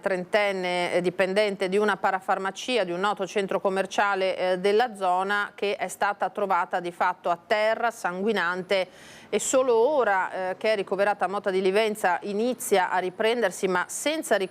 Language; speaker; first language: Italian; native; Italian